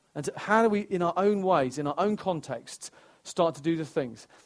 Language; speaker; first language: English; native; English